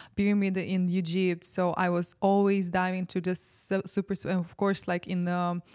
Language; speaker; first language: English; non-native, fluent; Ukrainian